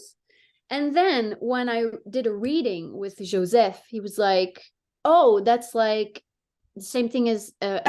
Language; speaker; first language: English; non-native, fluent; French